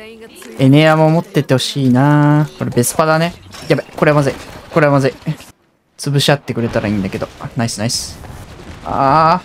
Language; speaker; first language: Japanese; native; Japanese